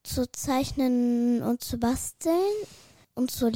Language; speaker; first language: German; early bilingual, other home language; Arabic